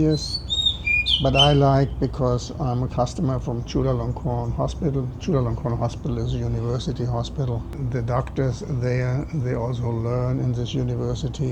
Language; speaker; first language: English; non-native, fluent; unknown